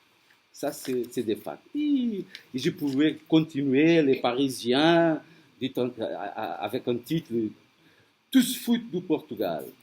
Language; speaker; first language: French; non-native, fluent; Portuguese